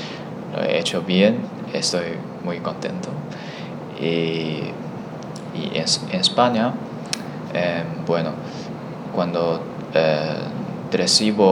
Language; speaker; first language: Spanish; non-native, learner; Chinese